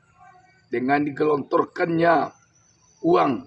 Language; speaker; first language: Indonesian; native; Indonesian